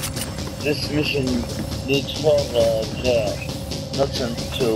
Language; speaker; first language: English; non-native, learner; Arabic